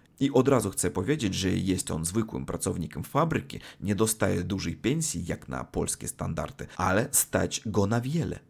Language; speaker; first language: Polish; non-native, learner; Russian